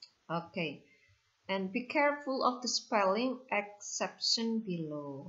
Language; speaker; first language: English; non-native, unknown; Indonesian